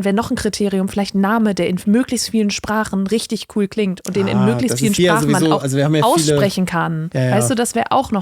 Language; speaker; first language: German; native; German